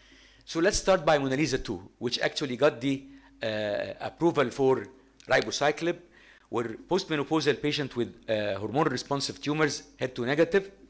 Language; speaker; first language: English; non-native, fluent; Arabic